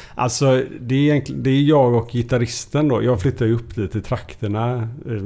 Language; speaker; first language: Swedish; native; Swedish